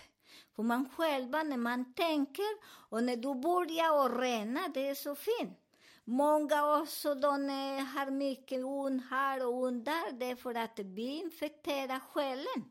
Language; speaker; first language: Swedish; non-native, learner; Spanish